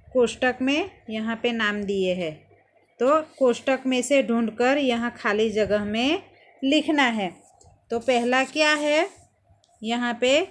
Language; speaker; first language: Hindi; non-native, local second language; Gujarati